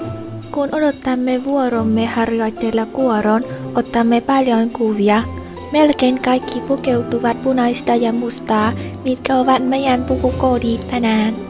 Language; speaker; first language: Finnish; non-native, learner; Vietnamese